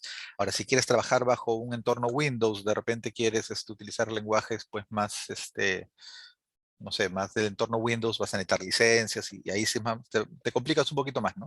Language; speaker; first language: Spanish; native; Spanish